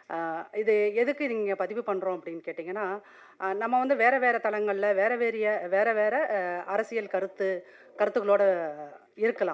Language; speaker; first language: Tamil; native; Tamil